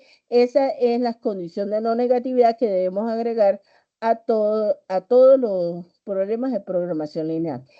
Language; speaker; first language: Spanish; native; Spanish